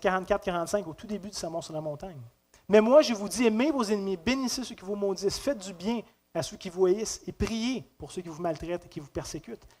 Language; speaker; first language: French; native; French